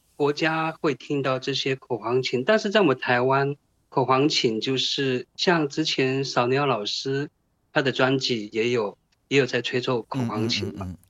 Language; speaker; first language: Chinese; non-native, local second language; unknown